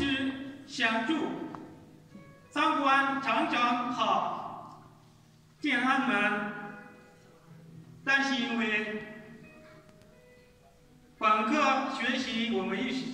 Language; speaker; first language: Chinese; non-native, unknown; Arabic